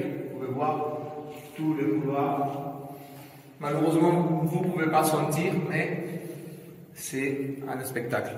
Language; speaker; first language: French; non-native, fluent; Spanish